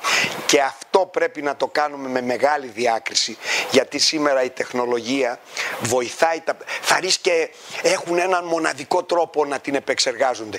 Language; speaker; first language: Greek; native; Greek